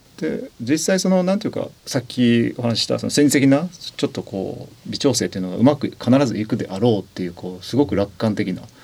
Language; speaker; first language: Japanese; native; Japanese